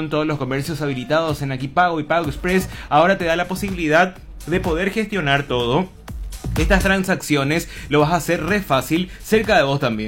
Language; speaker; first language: Spanish; native; Spanish